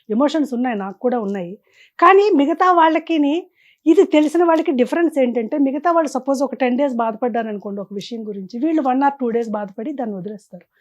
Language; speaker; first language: Telugu; native; Telugu